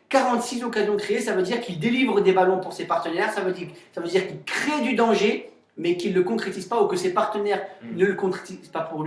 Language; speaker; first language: French; native; French